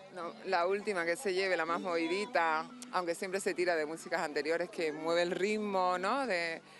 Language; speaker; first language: Spanish; native; Spanish